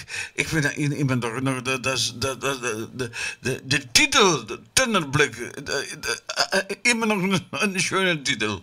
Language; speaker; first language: German; non-native, learner; Dutch